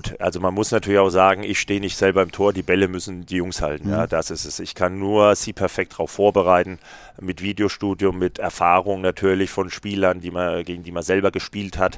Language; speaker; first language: German; native; German